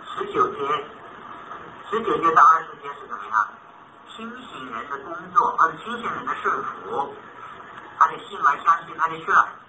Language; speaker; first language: Chinese; native; Chinese